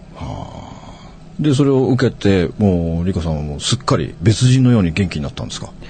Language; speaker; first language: Japanese; native; Japanese